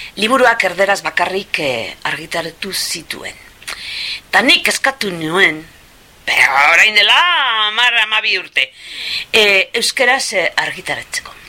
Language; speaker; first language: Basque; non-native, local second language; Spanish